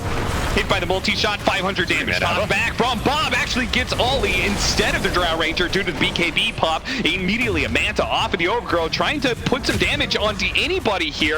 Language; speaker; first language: English; native; English